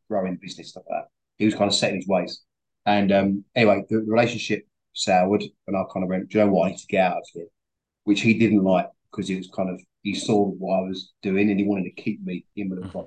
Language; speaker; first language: English; native; English